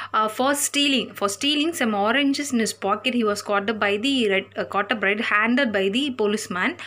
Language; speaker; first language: English; non-native, local second language; Tamil